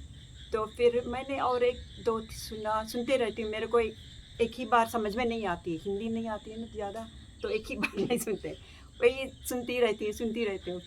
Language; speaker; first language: Hindi; non-native, local second language; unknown